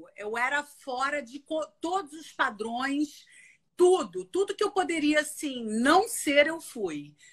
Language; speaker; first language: Portuguese; native; Portuguese